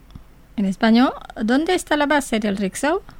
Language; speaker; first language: Spanish; non-native, fluent; Indonesian